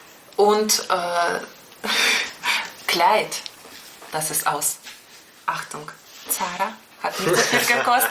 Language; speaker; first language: German; non-native, fluent; Russian